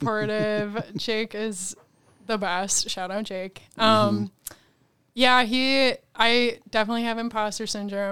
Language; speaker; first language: English; native; English